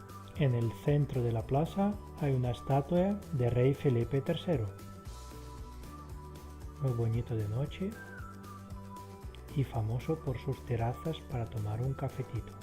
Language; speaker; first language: Spanish; non-native, fluent; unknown